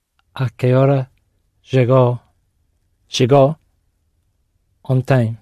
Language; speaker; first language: Portuguese; non-native, learner; English